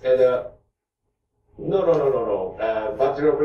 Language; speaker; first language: English; non-native, learner; Japanese